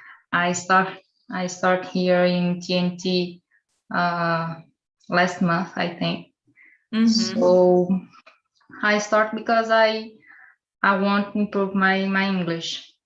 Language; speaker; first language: English; non-native, learner; Portuguese